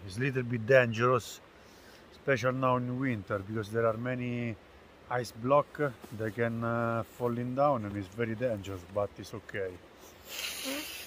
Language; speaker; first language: English; non-native, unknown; Italian